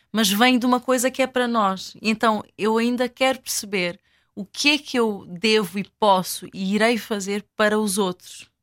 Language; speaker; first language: Portuguese; non-native, local second language; Kabuverdianu